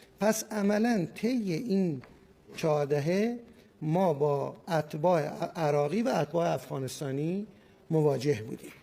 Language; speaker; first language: Persian; native; Persian